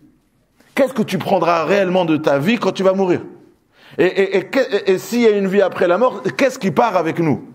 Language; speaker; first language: French; native; French